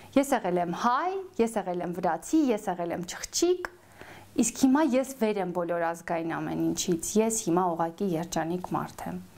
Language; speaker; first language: Armenian; native; Armenian